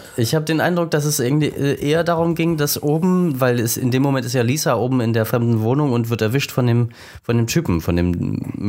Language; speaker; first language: German; native; German